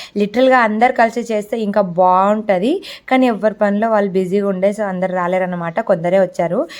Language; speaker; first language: Telugu; non-native, local second language; Lambadi